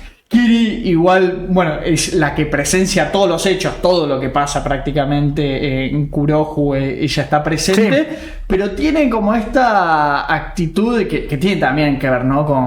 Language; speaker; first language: Spanish; native; Spanish